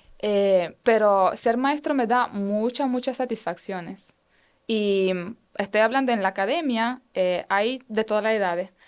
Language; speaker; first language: Spanish; non-native, fluent; Romanian